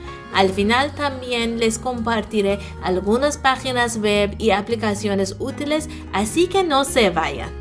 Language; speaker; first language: Spanish; non-native, fluent; Persian